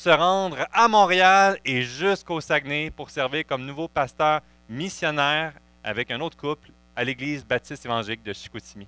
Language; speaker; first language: French; native; French